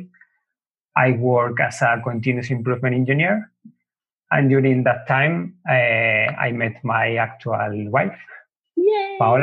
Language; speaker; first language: English; non-native, fluent; Spanish